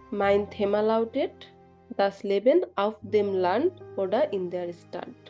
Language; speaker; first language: German; non-native, learner; Bangla